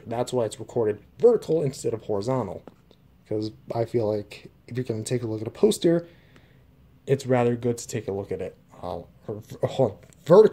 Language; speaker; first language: English; native; English